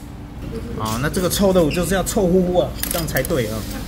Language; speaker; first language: Chinese; native; Chinese